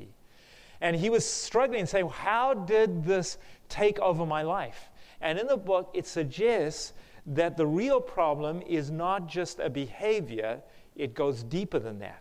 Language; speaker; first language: English; native; English